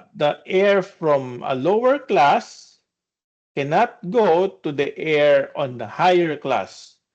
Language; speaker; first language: English; non-native, local second language; Filipino